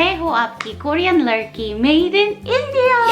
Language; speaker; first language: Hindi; non-native, local second language; Korean